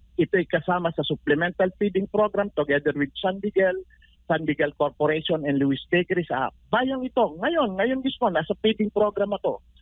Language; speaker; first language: Filipino; native; Filipino